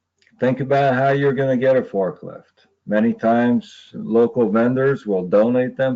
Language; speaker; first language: English; native; English